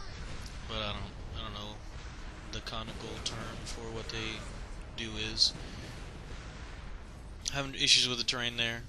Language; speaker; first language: English; native; English